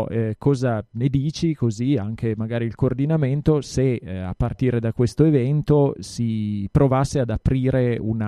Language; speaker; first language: Italian; native; Italian